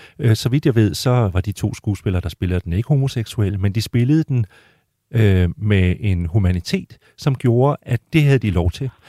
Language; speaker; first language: Danish; native; Danish